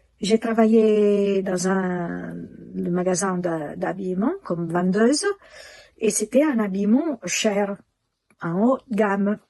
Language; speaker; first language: French; non-native, fluent; Italian